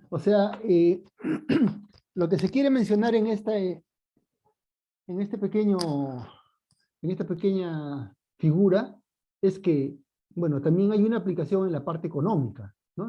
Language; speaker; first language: Spanish; native; Spanish